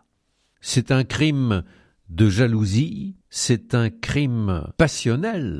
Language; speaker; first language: French; native; French